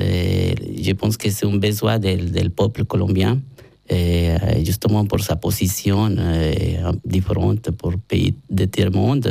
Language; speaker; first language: French; non-native, learner; Spanish